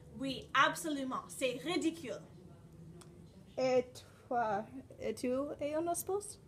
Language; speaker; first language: French; non-native, learner; English